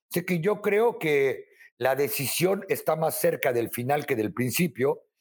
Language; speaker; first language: Spanish; native; Spanish